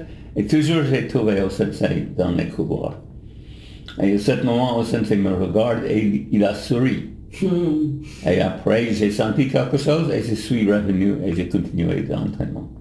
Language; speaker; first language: French; non-native, fluent; English